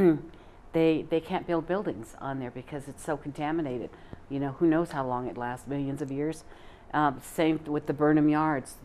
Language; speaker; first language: English; native; English